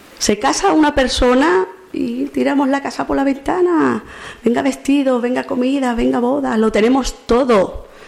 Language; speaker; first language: Spanish; native; Spanish